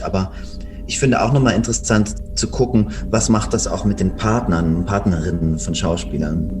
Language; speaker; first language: German; native; German